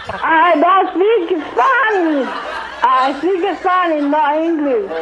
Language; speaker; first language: English; non-native, learner; Spanish